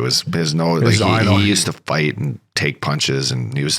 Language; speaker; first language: English; native; English